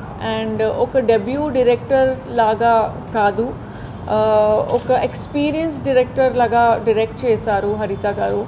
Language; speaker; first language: Telugu; non-native, fluent; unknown